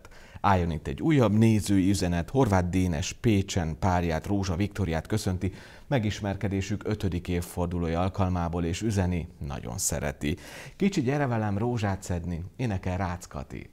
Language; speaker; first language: Hungarian; native; Hungarian